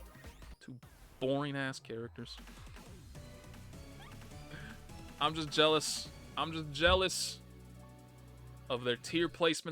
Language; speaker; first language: English; native; English